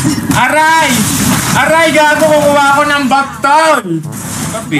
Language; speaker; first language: Filipino; native; Filipino